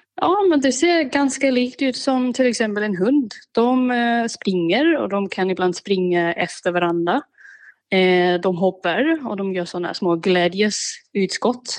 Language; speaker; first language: Swedish; non-native, fluent; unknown